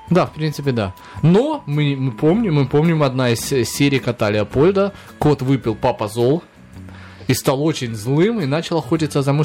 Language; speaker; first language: Russian; native; Russian